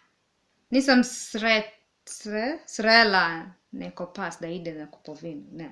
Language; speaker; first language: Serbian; non-native, learner; English